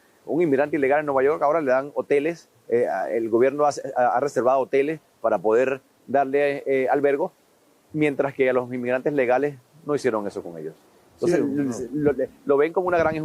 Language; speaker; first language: Spanish; native; Spanish